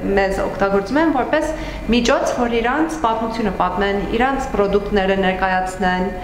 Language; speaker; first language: Armenian; early bilingual, heritage; Armenian